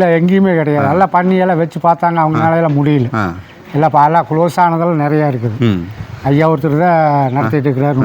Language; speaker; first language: Tamil; native; Tamil